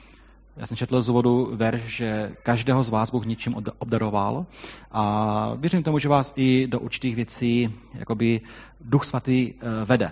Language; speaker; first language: Czech; native; Czech